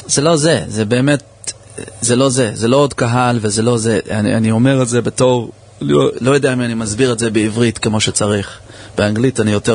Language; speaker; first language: Hebrew; early bilingual, heritage; English